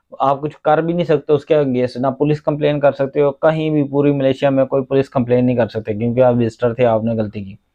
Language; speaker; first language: Urdu; non-native, local second language; Punjabi